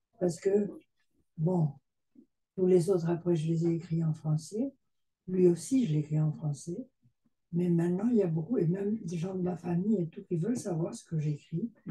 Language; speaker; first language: French; non-native, fluent; Spanish